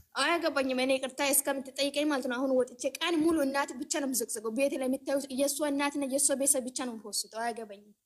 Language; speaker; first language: Amharic; non-native, local second language; Oromo